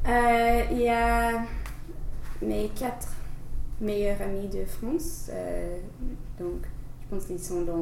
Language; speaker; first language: French; non-native, learner; English